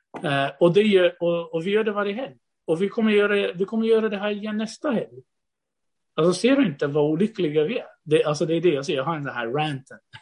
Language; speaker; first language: Swedish; non-native, fluent; Portuguese